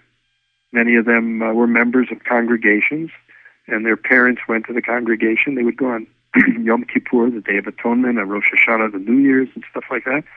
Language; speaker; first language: English; early bilingual, other home language; Yiddish